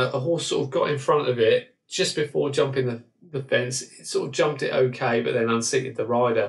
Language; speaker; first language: English; native; English